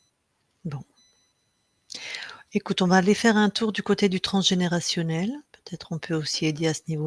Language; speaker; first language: French; native; French